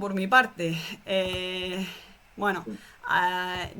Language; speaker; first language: Spanish; native; Spanish